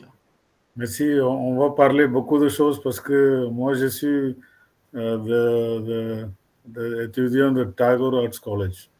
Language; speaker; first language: French; non-native, learner; Tamil